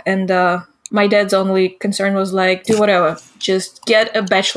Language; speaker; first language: English; non-native, fluent; Russian